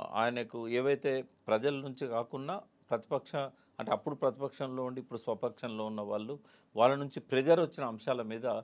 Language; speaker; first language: Telugu; native; Telugu